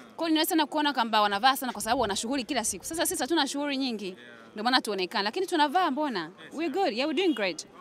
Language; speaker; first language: Swahili; native; Swahili